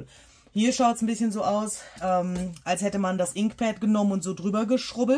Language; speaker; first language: German; native; German